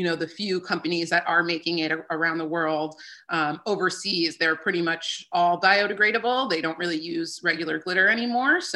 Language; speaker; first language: English; native; English